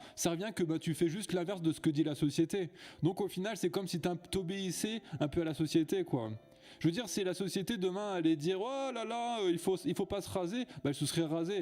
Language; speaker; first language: French; native; French